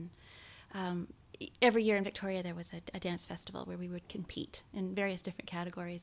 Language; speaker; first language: English; native; English